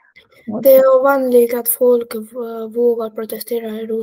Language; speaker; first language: Swedish; non-native, learner; Russian